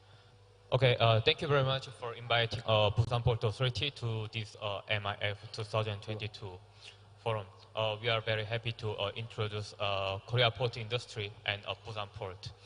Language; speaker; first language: English; non-native, learner; Korean